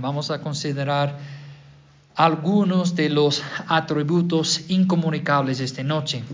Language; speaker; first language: Spanish; non-native, fluent; English